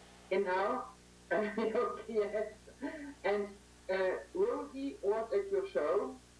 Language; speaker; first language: English; non-native, learner; German